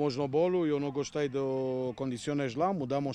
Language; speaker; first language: Portuguese; non-native, learner; Romanian